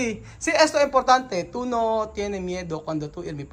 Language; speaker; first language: Spanish; non-native, learner; Filipino